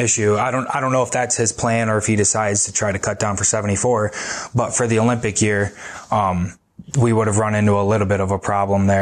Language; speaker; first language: English; native; English